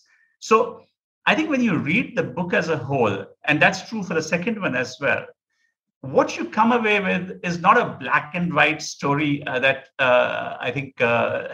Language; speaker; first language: English; non-native, local second language; Punjabi